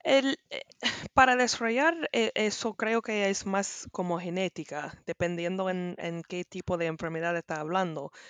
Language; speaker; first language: Spanish; non-native, learner; English